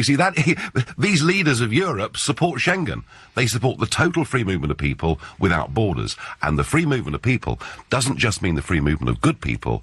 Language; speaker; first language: English; native; English